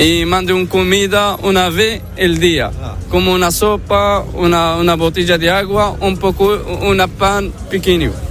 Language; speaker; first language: Spanish; non-native, learner; Arabic